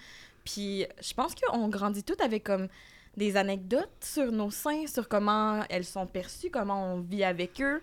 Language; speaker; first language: French; native; French